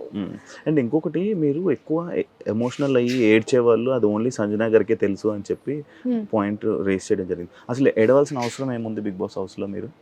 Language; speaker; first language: Telugu; native; Telugu